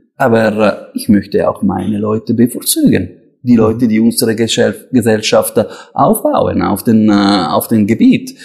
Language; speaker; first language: German; non-native, local second language; Italian